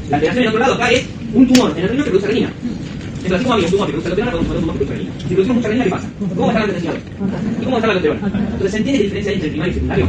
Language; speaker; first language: Spanish; native; Spanish